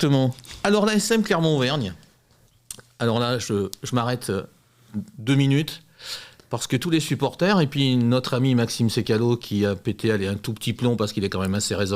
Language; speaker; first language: French; native; French